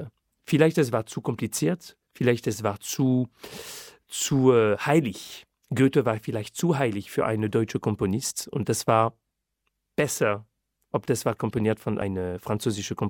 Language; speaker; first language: German; non-native, fluent; French